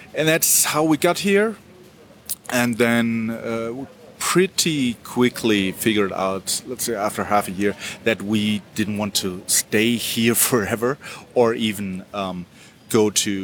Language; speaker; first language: English; non-native, fluent; German